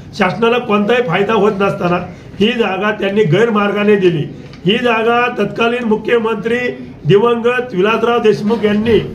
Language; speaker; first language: Marathi; native; Marathi